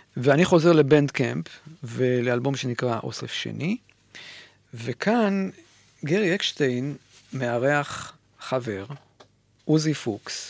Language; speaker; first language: Hebrew; native; Hebrew